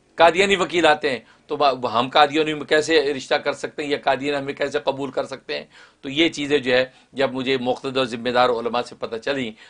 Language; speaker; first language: Urdu; native; Urdu